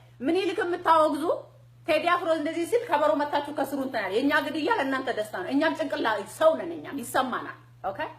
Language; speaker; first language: Amharic; non-native, local second language; Oromo